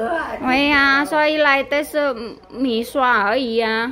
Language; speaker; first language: Chinese; non-native, learner; Javanese